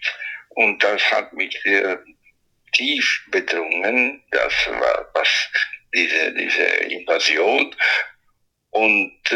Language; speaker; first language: German; non-native, fluent; Italian